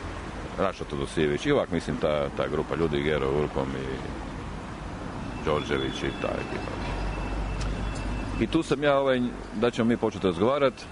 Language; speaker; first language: Croatian; native; Croatian